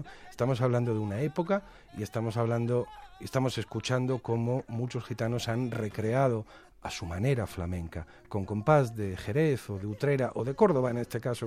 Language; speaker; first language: Spanish; native; Spanish